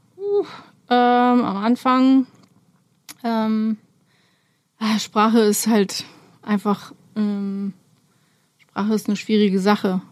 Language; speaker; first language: German; early bilingual, other home language; Romanian